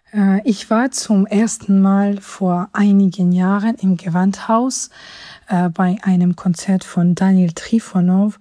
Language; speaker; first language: German; non-native, fluent; Georgian